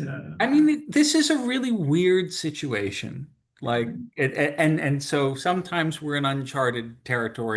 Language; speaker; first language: English; native; English